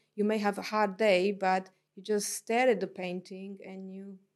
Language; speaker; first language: English; non-native, fluent; Slovak